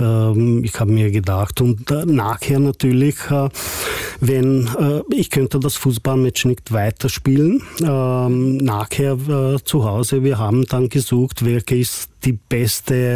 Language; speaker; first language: German; non-native, learner; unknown